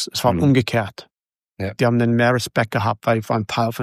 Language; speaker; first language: German; non-native, fluent; English